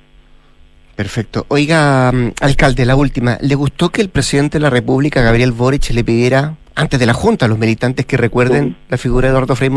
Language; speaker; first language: Spanish; native; Spanish